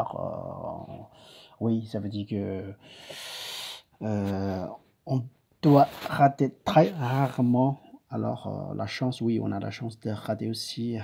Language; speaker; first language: French; non-native, learner; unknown